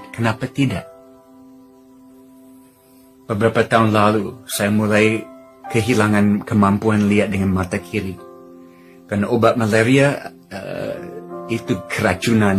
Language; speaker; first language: Indonesian; non-native, fluent; English